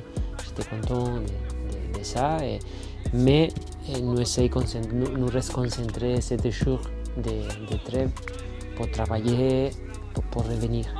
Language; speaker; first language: French; non-native, fluent; Spanish